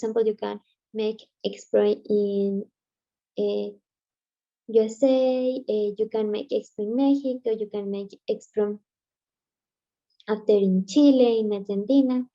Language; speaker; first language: English; non-native, learner; Spanish